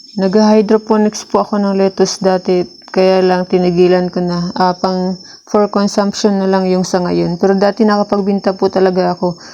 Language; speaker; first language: Filipino; non-native, local second language; Cebuano